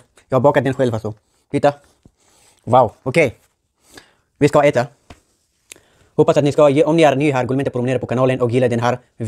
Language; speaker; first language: Swedish; non-native, learner; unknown